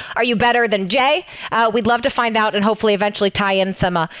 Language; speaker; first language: English; native; English